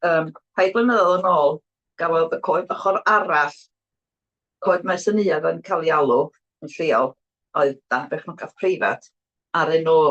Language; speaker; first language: Welsh; native; Welsh